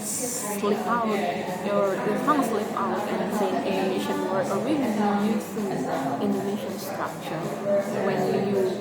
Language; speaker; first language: English; non-native, learner; Indonesian